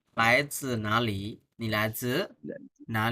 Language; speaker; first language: Chinese; non-native, fluent; Bangla